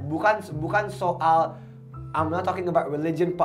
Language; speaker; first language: English; early bilingual, other home language; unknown